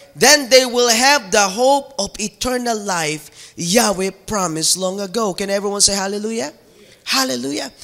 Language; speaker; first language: English; non-native, local second language; Filipino